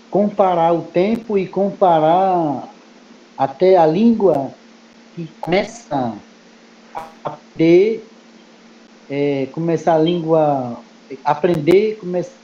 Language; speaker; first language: Portuguese; non-native, local second language; Kayapó